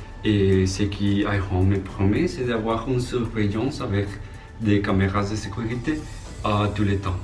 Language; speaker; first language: French; non-native, learner; Spanish